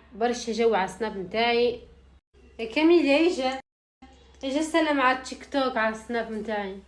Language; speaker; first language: Arabic; early bilingual, other home language; French